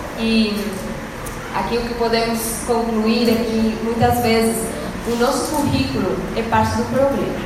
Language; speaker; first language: Portuguese; non-native, fluent; Spanish